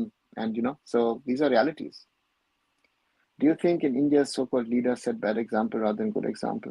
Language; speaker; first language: English; non-native, local second language; Bangla